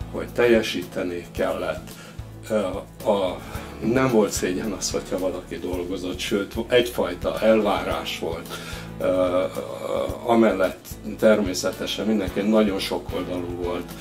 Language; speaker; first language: Hungarian; native; Hungarian